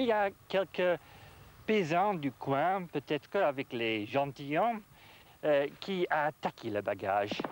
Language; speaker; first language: French; non-native, fluent; English